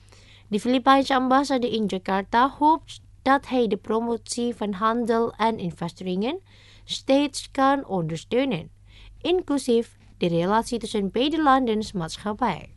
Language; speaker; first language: Dutch; non-native, learner; Indonesian